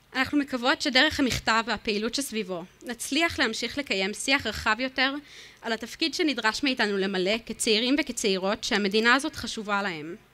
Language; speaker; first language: Hebrew; native; Hebrew